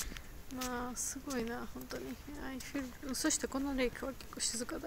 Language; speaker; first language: Japanese; non-native, learner; Georgian